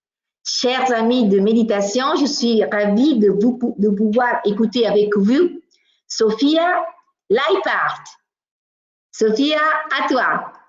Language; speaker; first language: French; non-native, fluent; Italian